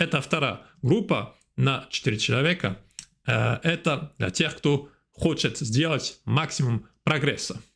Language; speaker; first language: Russian; non-native, fluent; French